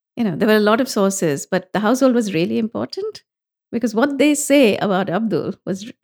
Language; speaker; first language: English; non-native, local second language; Bangla